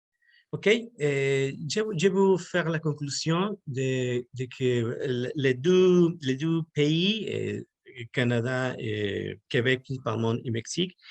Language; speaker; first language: French; non-native, learner; Spanish